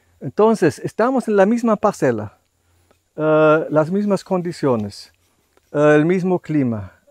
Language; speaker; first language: Spanish; non-native, fluent; German